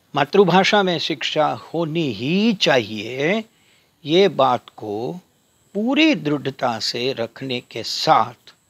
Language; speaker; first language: Hindi; non-native, local second language; Gujarati